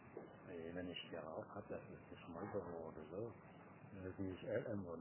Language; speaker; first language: German; non-native, learner; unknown